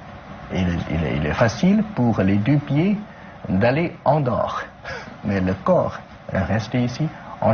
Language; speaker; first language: French; non-native, fluent; Chinese